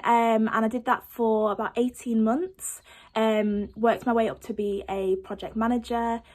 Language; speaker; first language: English; native; English